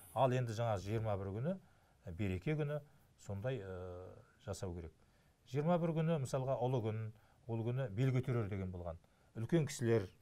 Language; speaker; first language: Kazakh; native; Kazakh